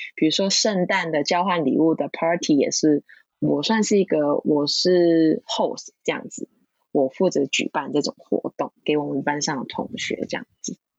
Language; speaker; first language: Chinese; non-native, local second language; Cantonese